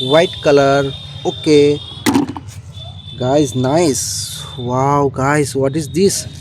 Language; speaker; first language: English; non-native, learner; Indonesian